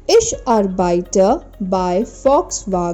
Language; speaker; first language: German; non-native, fluent; Hindi